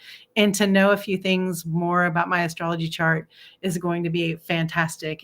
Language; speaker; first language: English; native; English